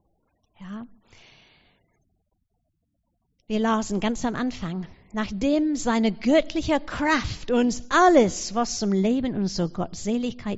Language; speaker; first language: German; non-native, fluent; English